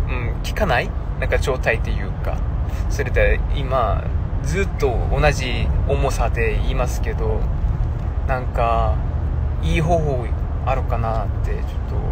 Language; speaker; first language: Japanese; non-native, fluent; Korean